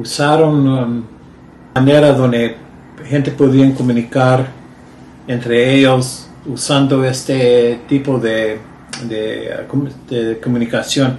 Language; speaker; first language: Spanish; early bilingual, heritage; Spanish